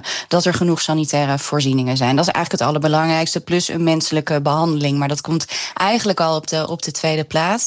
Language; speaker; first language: Dutch; native; Dutch